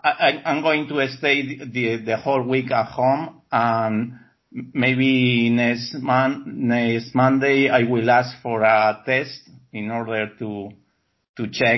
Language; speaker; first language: English; non-native, learner; Spanish